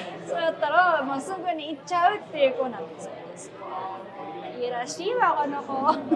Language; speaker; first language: Japanese; non-native, fluent; Filipino